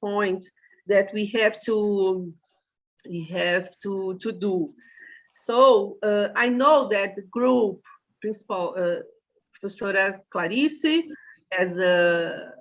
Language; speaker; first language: English; non-native, fluent; Portuguese